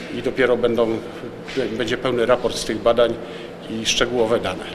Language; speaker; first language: Polish; native; Polish